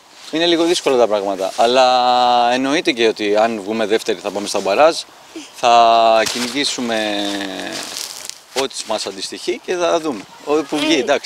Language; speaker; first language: Greek; native; Greek